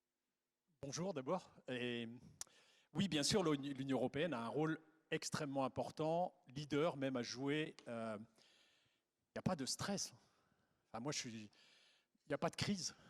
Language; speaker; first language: French; native; French